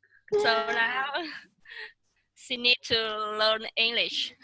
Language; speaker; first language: English; non-native, learner; Vietnamese